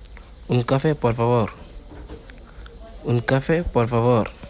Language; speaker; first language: Spanish; non-native, fluent; Wolof